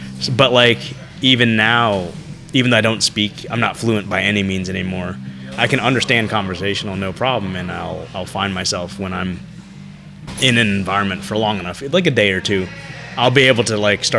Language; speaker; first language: English; early bilingual, other home language; Vietnamese